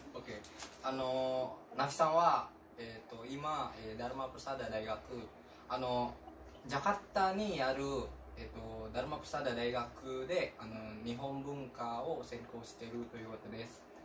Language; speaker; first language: Japanese; non-native, learner; Indonesian